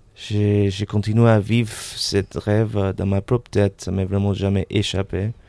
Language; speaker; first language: French; non-native, fluent; Spanish